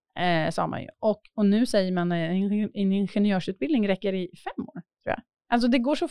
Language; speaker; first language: Swedish; native; Swedish